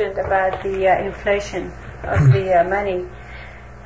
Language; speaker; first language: English; non-native, fluent; Greek